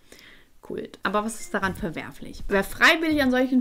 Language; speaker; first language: German; native; German